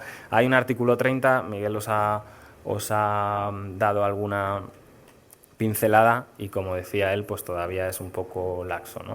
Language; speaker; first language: Spanish; native; Spanish